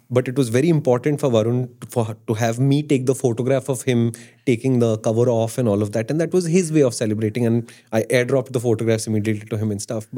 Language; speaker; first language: English; non-native, local second language; Hindi